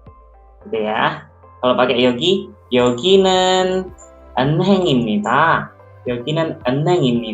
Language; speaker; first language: Korean; non-native, local second language; Indonesian